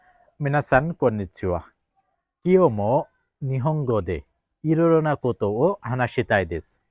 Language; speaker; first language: Japanese; non-native, learner; Bangla